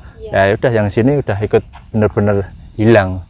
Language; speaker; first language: Indonesian; native; Indonesian